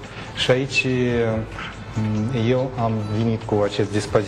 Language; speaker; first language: Romanian; non-native, learner; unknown